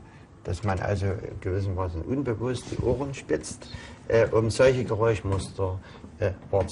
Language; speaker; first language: German; native; German